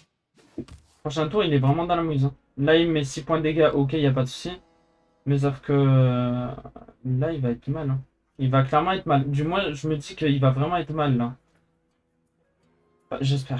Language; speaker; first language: French; native; French